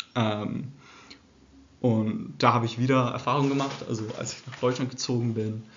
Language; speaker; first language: German; early bilingual, heritage; English